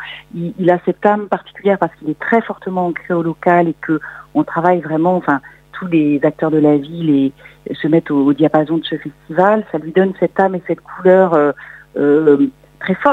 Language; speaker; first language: French; native; French